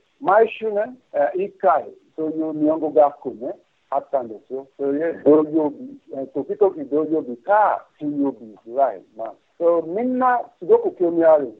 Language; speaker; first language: Japanese; non-native, fluent; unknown